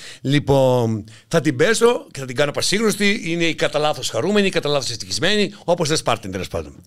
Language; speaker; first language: Greek; native; Greek